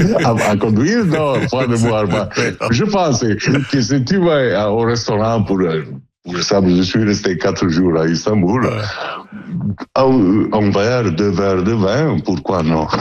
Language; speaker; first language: French; non-native, learner; Italian